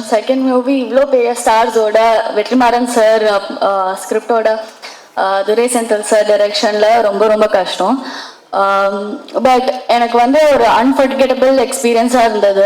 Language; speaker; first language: Tamil; non-native, fluent; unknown